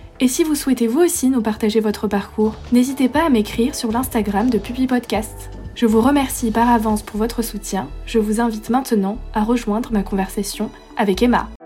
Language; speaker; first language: French; native; French